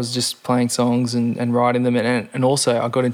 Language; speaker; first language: English; native; English